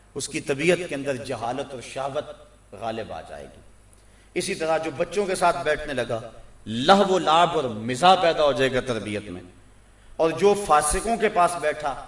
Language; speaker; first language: Urdu; native; Urdu